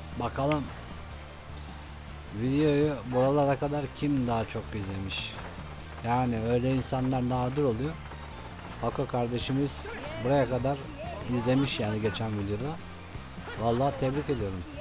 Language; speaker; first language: Turkish; native; Turkish